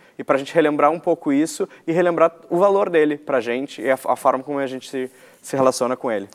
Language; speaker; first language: Portuguese; native; Portuguese